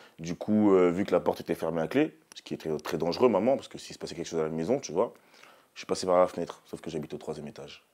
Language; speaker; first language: French; early bilingual, other home language; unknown